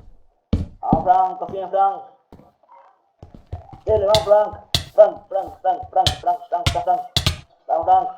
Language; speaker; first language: Spanish; native; Spanish